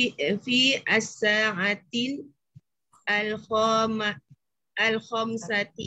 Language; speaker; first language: Arabic; non-native, learner; Malay